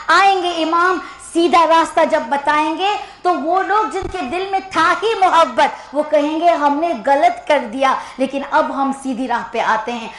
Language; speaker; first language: Urdu; early bilingual, heritage; Urdu